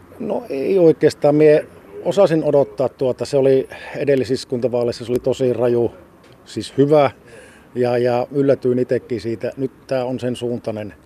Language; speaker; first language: Finnish; native; Finnish